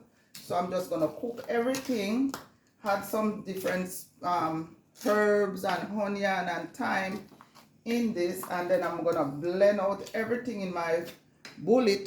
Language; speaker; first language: English; non-native, local second language; Jamaican Creole English